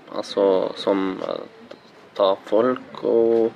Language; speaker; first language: Swedish; non-native, fluent; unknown